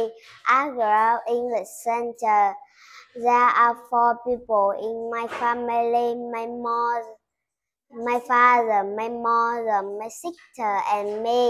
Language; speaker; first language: English; non-native, learner; Vietnamese